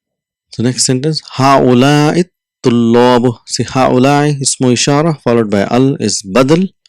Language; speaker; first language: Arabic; non-native, fluent; Urdu